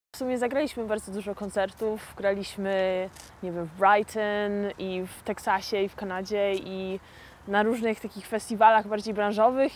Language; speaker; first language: Polish; early bilingual, heritage; English